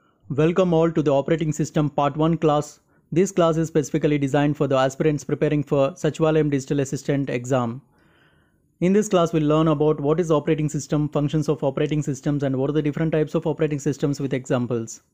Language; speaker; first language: English; non-native, local second language; Telugu